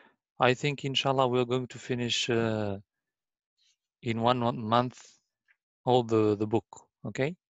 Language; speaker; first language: English; non-native, learner; Arabic